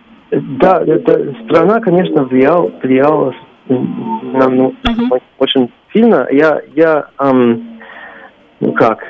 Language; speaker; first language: Russian; non-native, learner; English